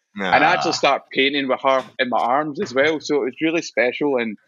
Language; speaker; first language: English; native; English